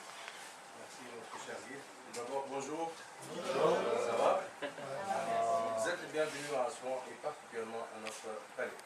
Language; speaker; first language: French; non-native, fluent; Arabic